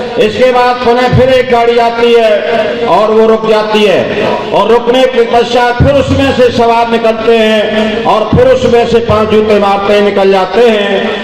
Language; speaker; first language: Hindi; native; Hindi